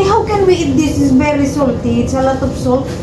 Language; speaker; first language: English; non-native, learner; Filipino